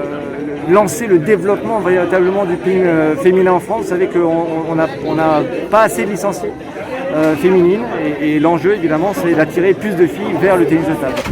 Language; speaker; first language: French; native; French